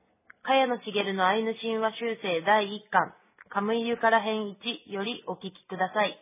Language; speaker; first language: Japanese; native; Japanese